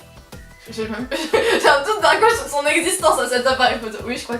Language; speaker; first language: French; native; French